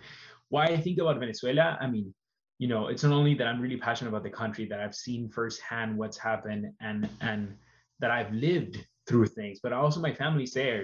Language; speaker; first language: English; non-native, fluent; Spanish